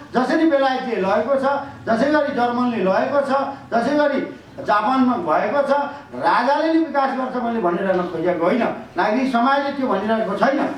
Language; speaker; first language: Nepali; native; Nepali